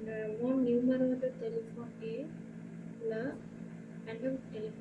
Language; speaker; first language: French; non-native, learner; English